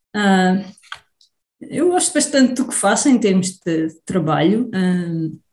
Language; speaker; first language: Portuguese; native; Portuguese